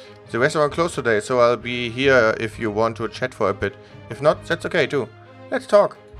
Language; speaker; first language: English; non-native, fluent; German